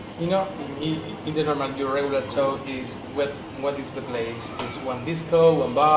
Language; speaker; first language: English; non-native, learner; Spanish